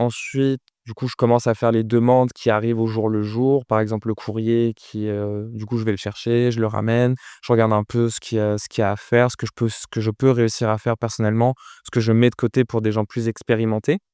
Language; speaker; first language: French; native; French